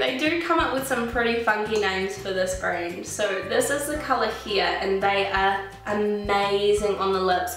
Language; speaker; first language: English; native; English